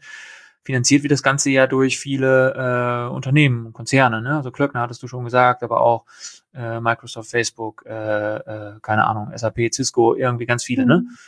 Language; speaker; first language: German; native; German